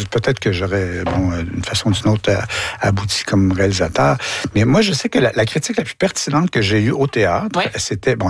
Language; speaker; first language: French; native; French